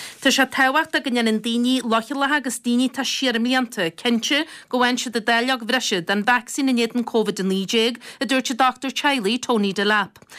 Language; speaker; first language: Irish; native; Irish